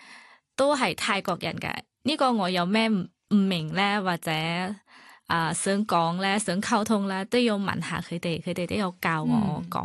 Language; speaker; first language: Cantonese; non-native, fluent; Thai